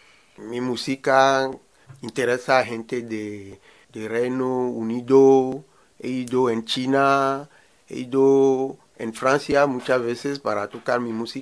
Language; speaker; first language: Spanish; non-native, learner; Ewe